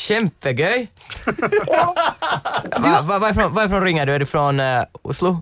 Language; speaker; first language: Norwegian; non-native, learner; Swedish